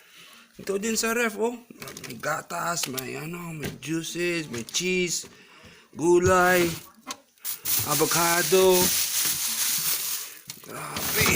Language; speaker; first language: Filipino; non-native, learner; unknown